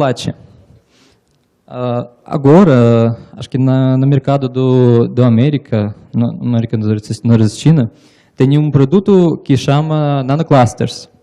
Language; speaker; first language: Portuguese; non-native, learner; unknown